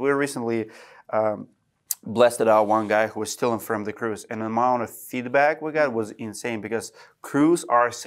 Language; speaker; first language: English; non-native, fluent; Russian